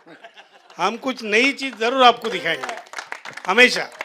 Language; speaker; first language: Hindi; native; Hindi